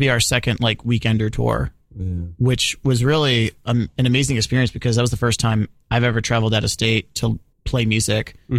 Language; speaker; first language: English; native; English